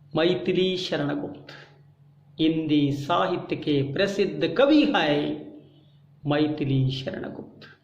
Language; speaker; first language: Hindi; non-native, local second language; Kannada